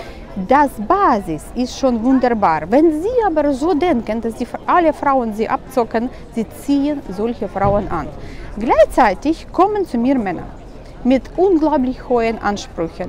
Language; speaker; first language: German; non-native, fluent; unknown